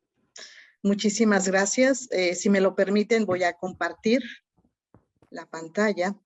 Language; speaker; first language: Spanish; native; Spanish